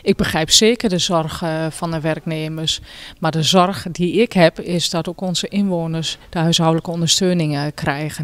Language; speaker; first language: Dutch; native; Dutch